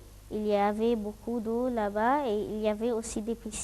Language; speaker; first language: French; non-native, fluent; Arabic